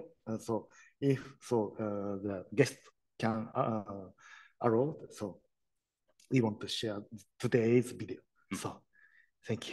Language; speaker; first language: English; non-native, learner; Japanese